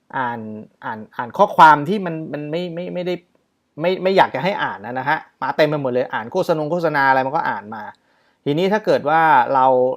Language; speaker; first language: Thai; native; Thai